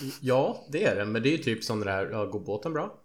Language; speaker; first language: Swedish; native; Swedish